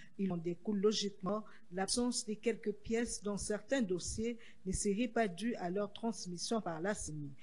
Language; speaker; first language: French; non-native, local second language; Lingala